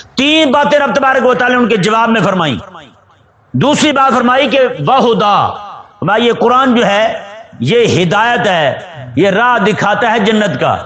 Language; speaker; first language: Urdu; non-native, local second language; Punjabi